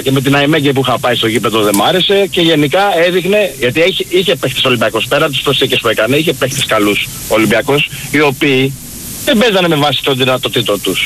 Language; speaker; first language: Greek; native; Greek